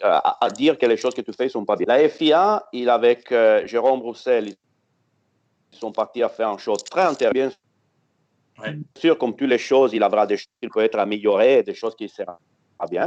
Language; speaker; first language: French; non-native, fluent; Italian